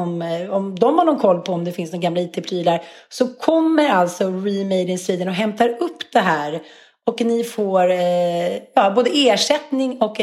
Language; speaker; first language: Swedish; native; Swedish